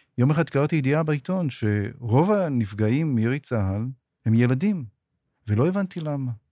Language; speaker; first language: Hebrew; native; Hebrew